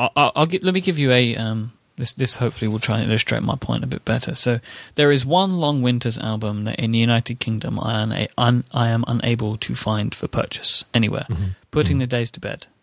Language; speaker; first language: English; native; English